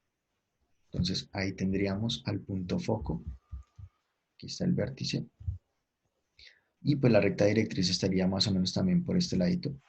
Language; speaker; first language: Spanish; native; Spanish